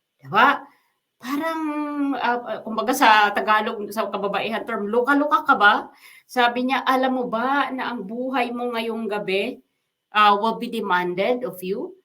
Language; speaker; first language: Filipino; non-native, local second language; Waray